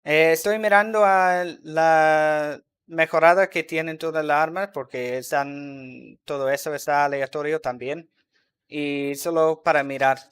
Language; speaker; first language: Spanish; non-native, fluent; English